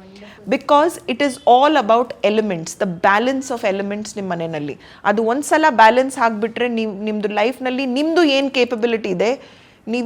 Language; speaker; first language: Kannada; non-native, fluent; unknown